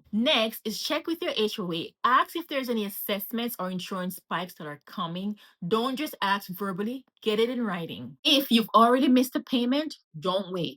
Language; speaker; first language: English; native; English